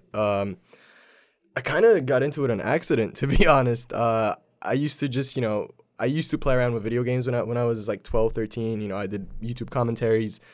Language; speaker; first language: English; early bilingual, other home language; Polish